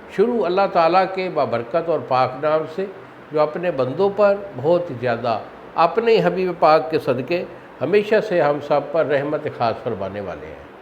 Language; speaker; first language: Urdu; non-native, local second language; Punjabi